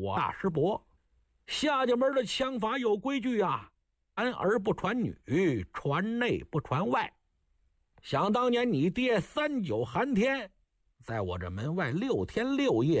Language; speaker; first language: Chinese; native; Chinese